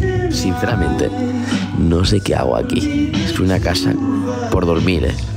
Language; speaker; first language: Spanish; native; Spanish